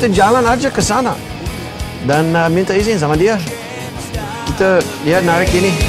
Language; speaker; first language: Indonesian; non-native, fluent; English